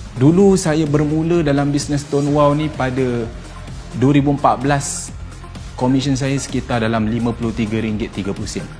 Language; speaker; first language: Malay; native; Malay